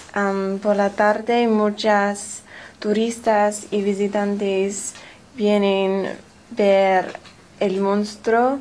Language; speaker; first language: Spanish; non-native, learner; English